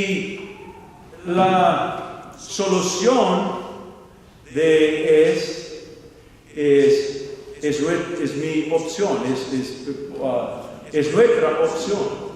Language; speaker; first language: Spanish; non-native, fluent; English